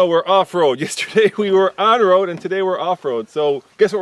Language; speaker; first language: English; native; English